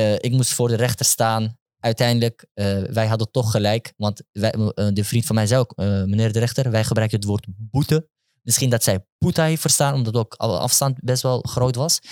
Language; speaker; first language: Dutch; early bilingual, other home language; Turkish